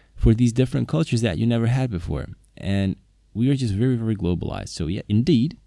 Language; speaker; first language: English; non-native, fluent; Slovak